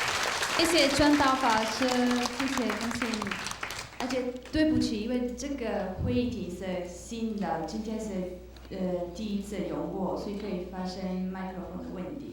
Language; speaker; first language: Chinese; non-native, fluent; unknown